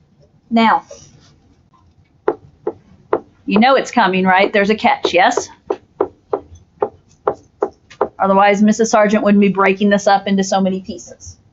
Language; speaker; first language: English; native; English